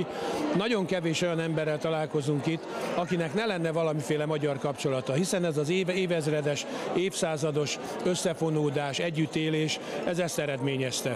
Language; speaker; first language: Hungarian; native; Hungarian